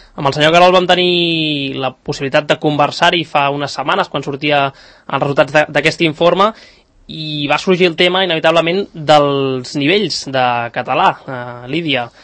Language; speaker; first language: Catalan; native; Catalan